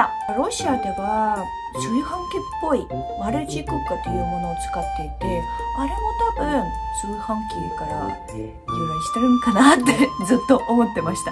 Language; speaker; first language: Japanese; non-native, fluent; Russian